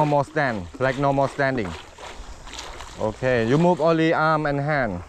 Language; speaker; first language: English; non-native, learner; Thai